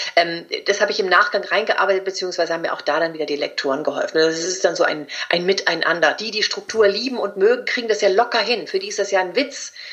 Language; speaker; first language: German; early bilingual, other home language; Spanish